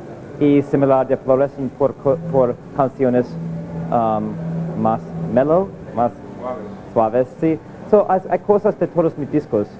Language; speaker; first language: Spanish; non-native, learner; English